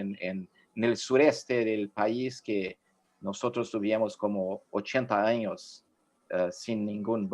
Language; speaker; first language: Spanish; non-native, fluent; Portuguese